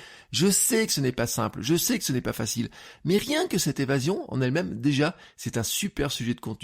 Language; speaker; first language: French; native; French